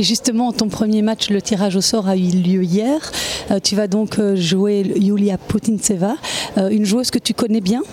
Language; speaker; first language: French; native; French